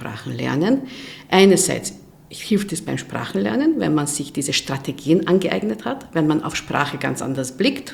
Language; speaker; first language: German; non-native, fluent; Hungarian